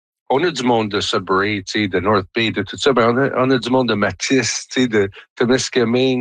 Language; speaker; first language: French; native; French